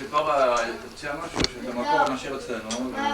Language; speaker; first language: Hebrew; native; Hebrew